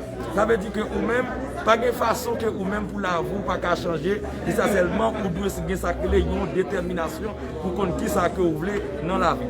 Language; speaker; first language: French; non-native, local second language; Haitian Creole